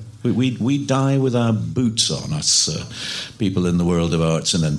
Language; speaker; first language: English; native; English